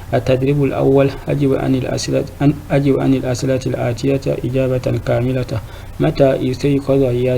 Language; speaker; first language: Arabic; non-native, fluent; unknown